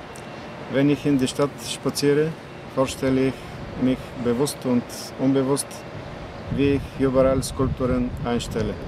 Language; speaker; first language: German; non-native, fluent; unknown